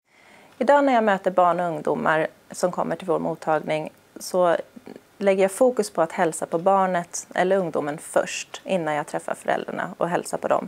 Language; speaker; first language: Swedish; native; Swedish